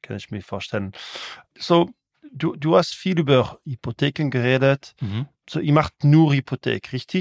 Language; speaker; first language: German; non-native, local second language; French